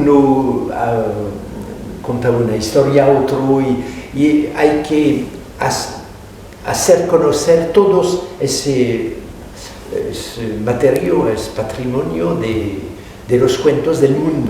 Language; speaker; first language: Spanish; non-native, fluent; French